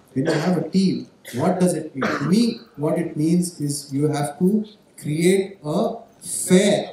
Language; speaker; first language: English; non-native, local second language; Marathi